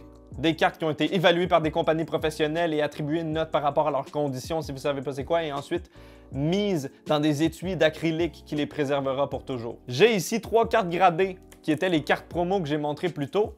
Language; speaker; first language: French; native; French